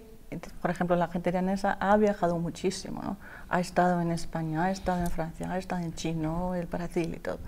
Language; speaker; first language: Spanish; non-native, learner; Danish